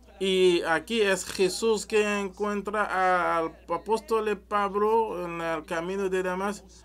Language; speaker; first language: Spanish; non-native, learner; French